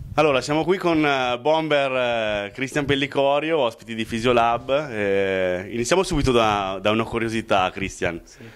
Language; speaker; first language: Italian; native; Italian